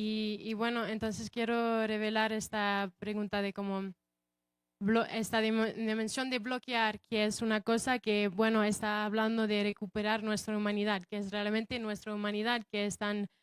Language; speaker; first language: Spanish; non-native, fluent; English